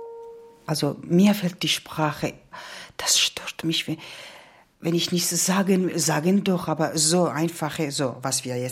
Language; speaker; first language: German; non-native, learner; Georgian